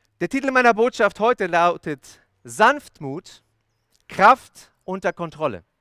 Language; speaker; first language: German; early bilingual, other home language; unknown